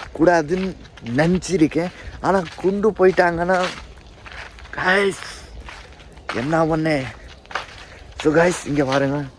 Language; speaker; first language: Tamil; non-native, learner; Nepali